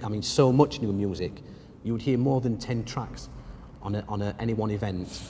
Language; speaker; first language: English; native; English